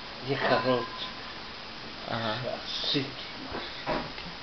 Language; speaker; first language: Hebrew; non-native, fluent; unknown